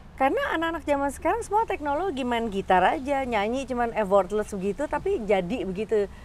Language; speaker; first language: Indonesian; native; Indonesian